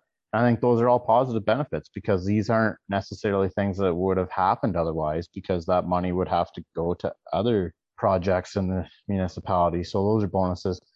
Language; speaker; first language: English; native; English